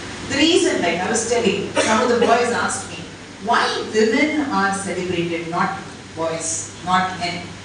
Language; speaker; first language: English; non-native, local second language; Tamil